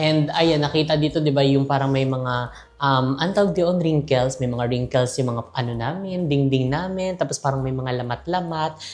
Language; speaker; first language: Filipino; non-native, local second language; Cebuano